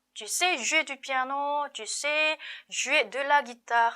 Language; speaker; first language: French; non-native, fluent; Korean